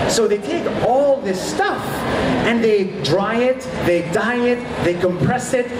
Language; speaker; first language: English; non-native, fluent; Arabic